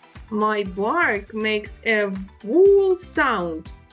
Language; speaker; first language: English; non-native, learner; Ukrainian